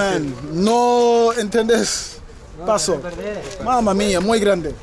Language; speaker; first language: Spanish; non-native, learner; English